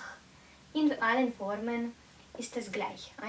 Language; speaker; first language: German; non-native, fluent; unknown